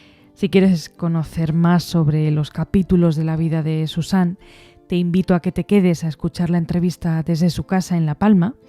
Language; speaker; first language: Spanish; native; Spanish